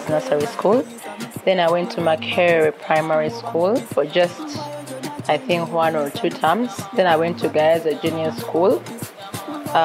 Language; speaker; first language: English; non-native, local second language; Ganda